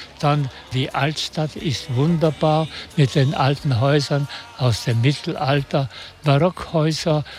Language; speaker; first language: German; native; German